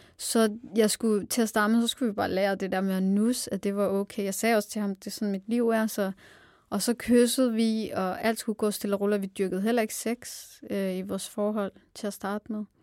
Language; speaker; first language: Danish; early bilingual, other home language; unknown